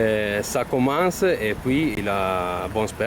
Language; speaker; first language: French; non-native, learner; Italian